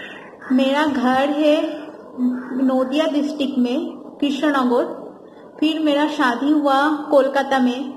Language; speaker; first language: Hindi; non-native, fluent; Bangla